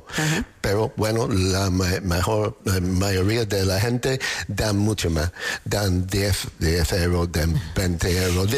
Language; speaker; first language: Spanish; non-native, learner; English